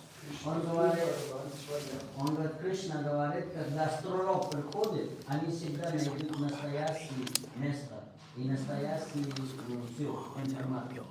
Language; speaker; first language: Russian; non-native, learner; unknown